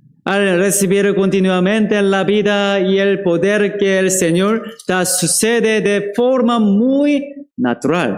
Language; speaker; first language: Spanish; non-native, fluent; Korean